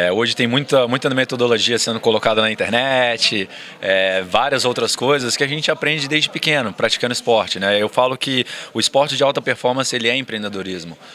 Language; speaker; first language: Portuguese; native; Portuguese